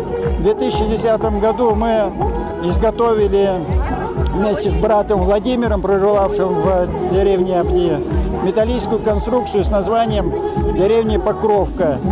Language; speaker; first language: Russian; native; Russian